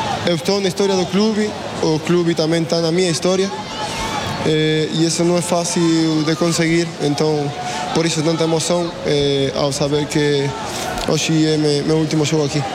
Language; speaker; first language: Portuguese; non-native, fluent; Spanish